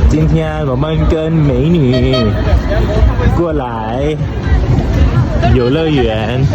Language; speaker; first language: Chinese; non-native, learner; Thai